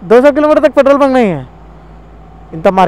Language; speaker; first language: Hindi; non-native, local second language; Telugu